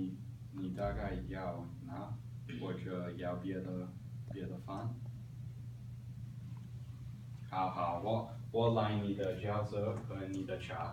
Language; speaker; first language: Chinese; non-native, learner; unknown